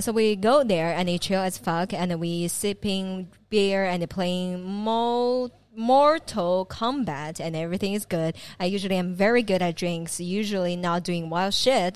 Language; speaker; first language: English; non-native, fluent; Chinese